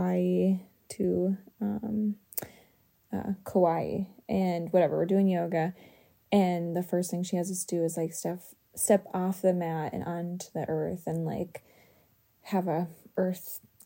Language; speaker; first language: English; native; English